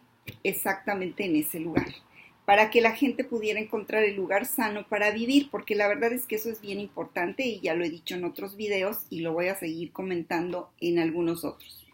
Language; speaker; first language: Spanish; native; Spanish